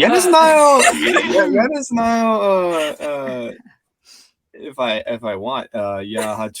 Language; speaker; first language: Russian; non-native, learner; English